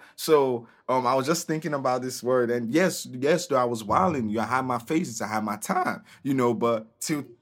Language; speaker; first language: English; non-native, local second language; Igbo